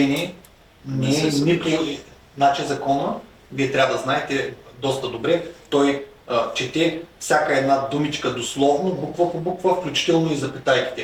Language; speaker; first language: Bulgarian; native; Bulgarian